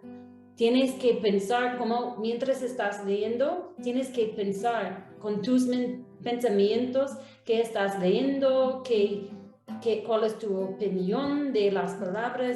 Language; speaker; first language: Spanish; non-native, fluent; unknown